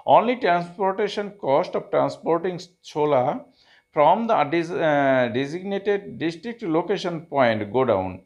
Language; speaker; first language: English; non-native, local second language; Bangla